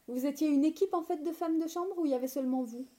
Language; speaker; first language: French; native; French